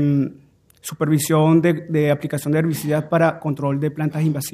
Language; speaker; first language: Spanish; native; Spanish